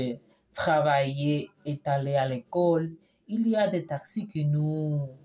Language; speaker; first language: French; non-native, learner; Spanish